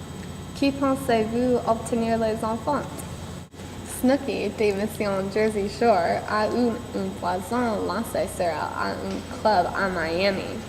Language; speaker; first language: French; non-native, learner; English